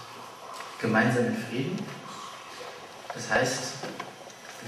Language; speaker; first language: German; native; German